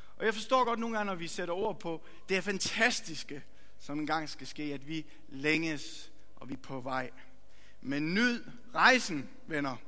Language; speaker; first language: Danish; native; Danish